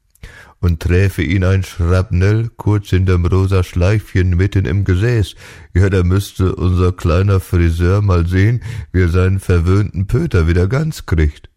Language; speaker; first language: German; native; German